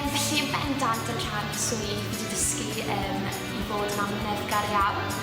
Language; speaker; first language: Welsh; native; Welsh